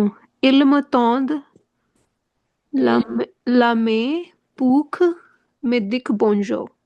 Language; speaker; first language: French; non-native, learner; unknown